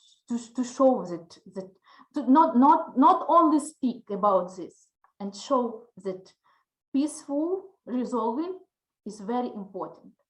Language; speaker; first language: English; non-native, learner; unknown